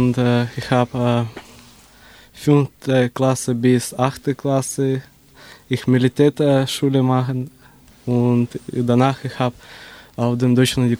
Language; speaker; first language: German; non-native, learner; Russian